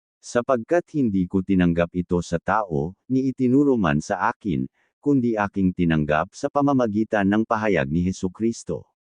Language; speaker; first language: Filipino; non-native, local second language; Bikol